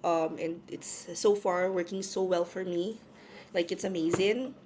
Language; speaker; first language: English; non-native, local second language; Filipino